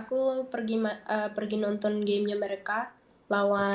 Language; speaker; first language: Indonesian; early bilingual, heritage; Dutch